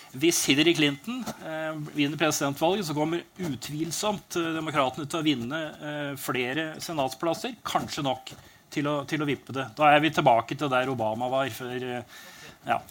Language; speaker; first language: Norwegian; native; Norwegian